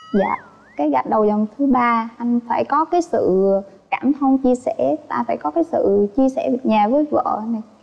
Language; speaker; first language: Vietnamese; native; Vietnamese